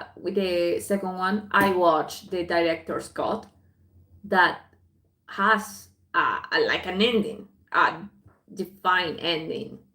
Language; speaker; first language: English; non-native, fluent; Spanish